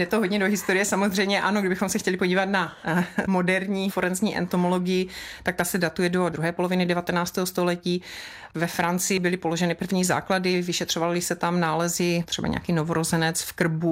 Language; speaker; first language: Czech; native; Czech